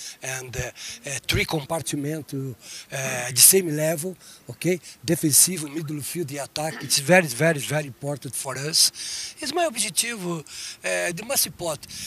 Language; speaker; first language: English; non-native, learner; Portuguese